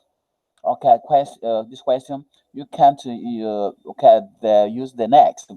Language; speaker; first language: English; non-native, learner; Spanish